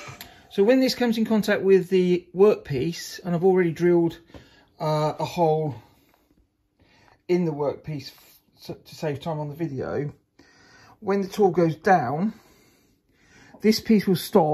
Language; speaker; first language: English; native; English